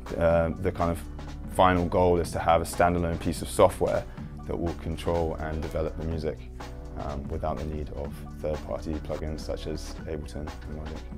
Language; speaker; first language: English; native; English